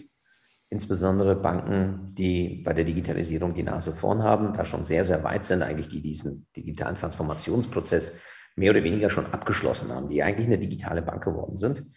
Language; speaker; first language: German; native; German